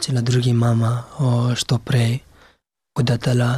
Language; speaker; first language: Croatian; non-native, learner; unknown